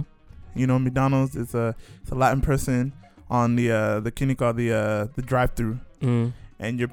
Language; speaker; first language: English; native; English